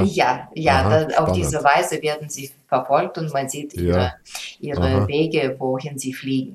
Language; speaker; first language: German; non-native, fluent; Lithuanian